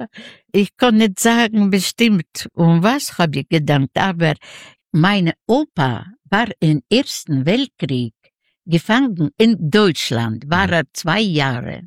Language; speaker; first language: German; non-native, learner; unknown